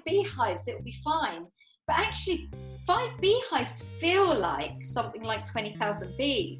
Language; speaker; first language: English; native; English